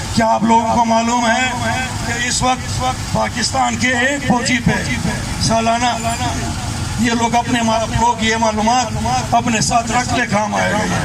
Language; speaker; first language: Urdu; non-native, local second language; Pashto